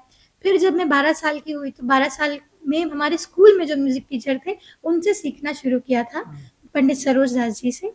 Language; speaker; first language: Hindi; native; Hindi